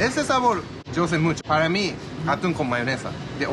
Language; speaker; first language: Spanish; non-native, learner; Japanese